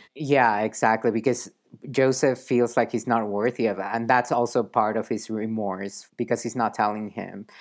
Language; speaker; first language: English; non-native, fluent; Spanish